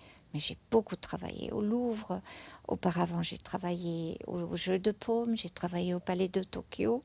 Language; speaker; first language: French; non-native, fluent; German